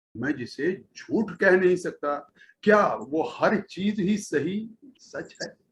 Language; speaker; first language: Hindi; non-native, local second language; Marathi